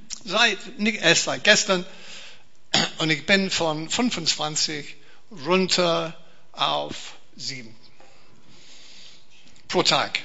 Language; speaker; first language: German; non-native, fluent; English